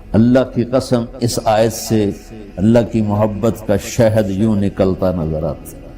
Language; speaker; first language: Urdu; non-native, local second language; Punjabi